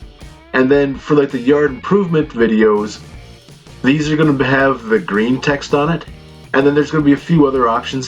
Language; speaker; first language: English; native; English